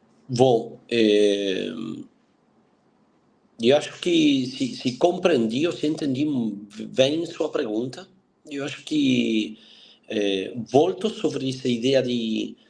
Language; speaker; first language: Portuguese; non-native, fluent; Spanish